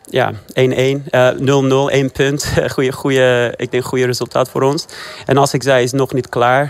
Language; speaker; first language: Dutch; early bilingual, other home language; Persian